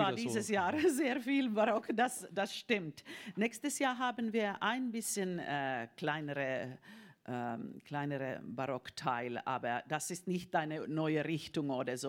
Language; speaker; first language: German; non-native, fluent; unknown